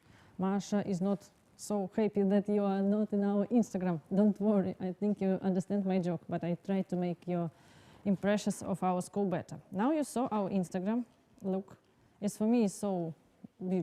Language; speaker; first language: English; non-native, learner; Russian